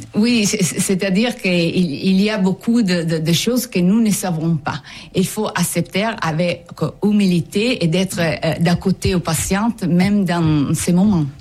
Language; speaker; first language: French; non-native, fluent; Italian